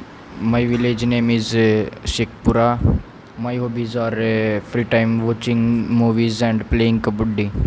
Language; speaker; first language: English; non-native, learner; Haryanvi